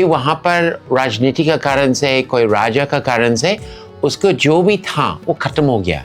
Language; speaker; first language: Hindi; non-native, fluent; English